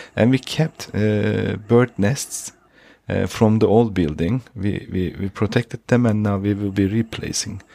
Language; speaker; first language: English; non-native, fluent; Turkish